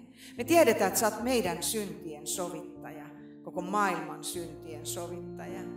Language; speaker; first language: Finnish; native; Finnish